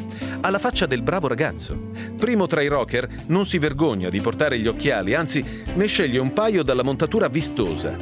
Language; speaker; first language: Italian; native; Italian